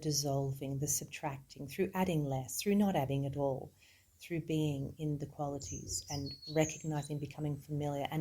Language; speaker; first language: English; native; English